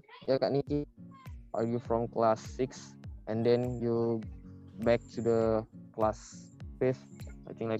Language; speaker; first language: English; non-native, learner; Indonesian